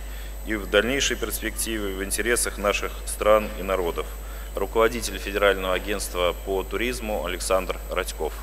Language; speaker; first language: Russian; native; Russian